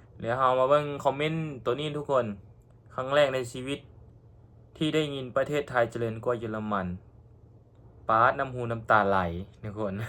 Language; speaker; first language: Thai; non-native, local second language; Northeastern Thai